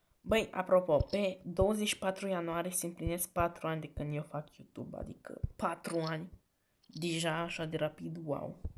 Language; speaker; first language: Romanian; native; Romanian